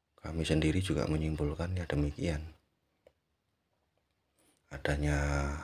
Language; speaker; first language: Indonesian; native; Indonesian